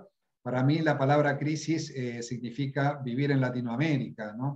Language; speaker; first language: Spanish; native; Spanish